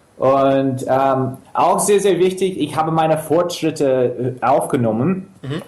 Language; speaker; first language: German; non-native, fluent; English